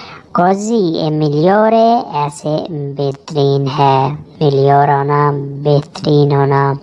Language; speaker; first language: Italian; non-native, fluent; Urdu